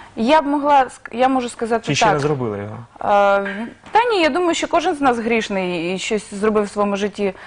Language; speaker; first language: Ukrainian; native; Ukrainian